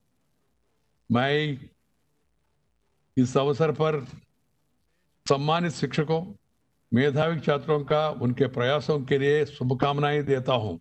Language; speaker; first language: Hindi; non-native, local second language; Telugu